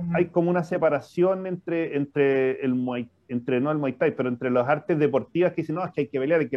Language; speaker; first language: Spanish; native; Spanish